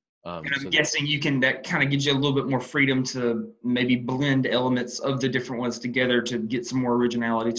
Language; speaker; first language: English; native; English